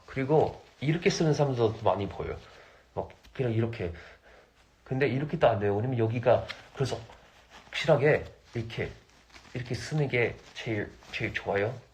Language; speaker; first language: Korean; non-native, fluent; English